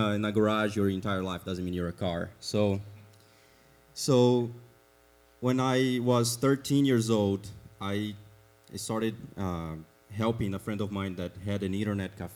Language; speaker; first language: English; non-native, fluent; Portuguese